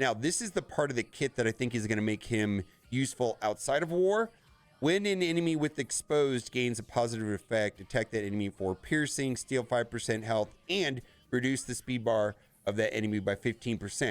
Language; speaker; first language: English; native; English